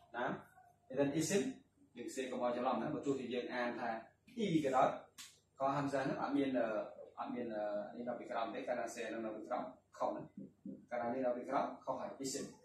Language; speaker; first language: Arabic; non-native, fluent; Khmer